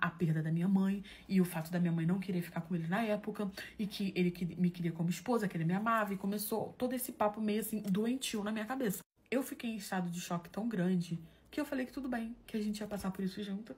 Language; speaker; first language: Portuguese; native; Portuguese